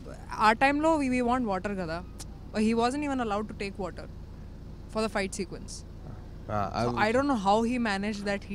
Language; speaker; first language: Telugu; non-native, fluent; Hindi